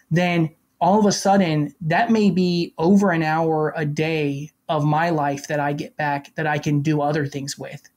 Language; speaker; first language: English; native; English